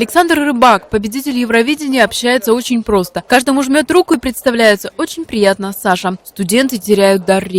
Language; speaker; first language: Russian; native; Russian